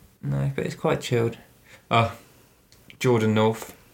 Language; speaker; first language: English; native; English